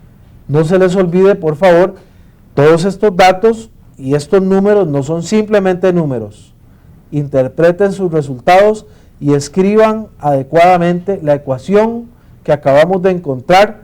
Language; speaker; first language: Spanish; native; Spanish